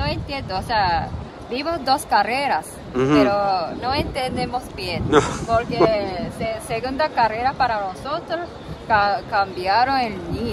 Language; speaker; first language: Spanish; non-native, learner; Japanese